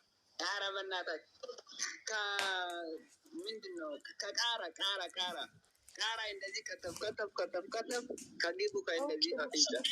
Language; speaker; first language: Amharic; non-native, local second language; Oromo